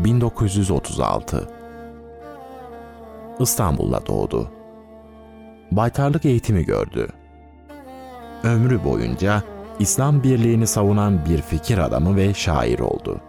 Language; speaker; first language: Turkish; native; Turkish